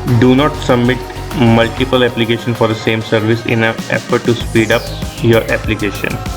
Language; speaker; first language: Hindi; non-native, local second language; Punjabi